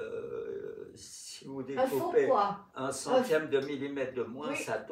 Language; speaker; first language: French; native; French